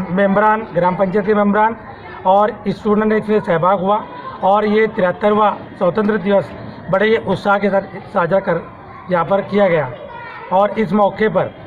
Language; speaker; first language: Hindi; native; Hindi